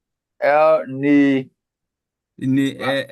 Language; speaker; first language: French; non-native, fluent; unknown